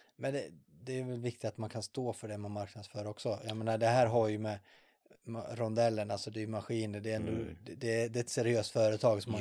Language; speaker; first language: Swedish; native; Swedish